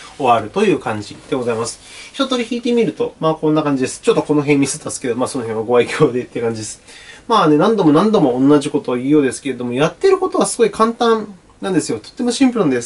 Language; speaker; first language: Japanese; native; Japanese